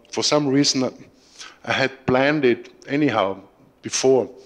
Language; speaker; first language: English; non-native, fluent; German